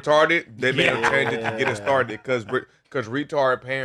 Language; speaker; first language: English; native; English